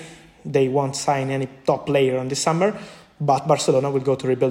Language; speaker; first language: English; non-native, fluent; Italian